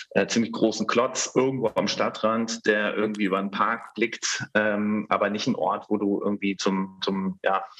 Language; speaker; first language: German; native; German